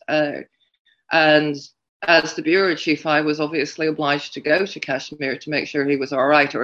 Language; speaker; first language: English; native; English